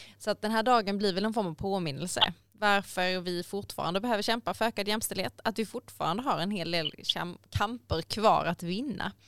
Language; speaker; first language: Swedish; native; Swedish